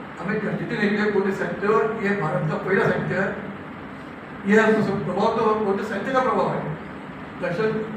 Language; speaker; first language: Hindi; non-native, local second language; Marathi